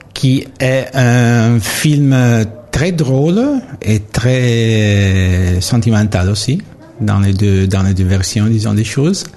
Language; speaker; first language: French; non-native, fluent; Italian